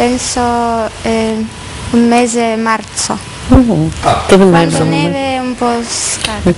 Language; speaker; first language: Italian; non-native, learner; Russian